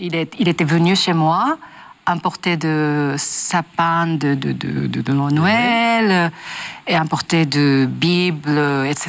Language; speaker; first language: French; non-native, learner; Japanese